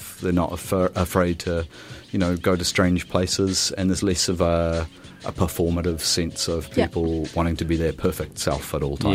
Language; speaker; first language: English; native; English